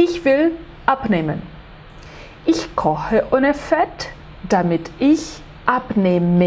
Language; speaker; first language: German; non-native, fluent; Portuguese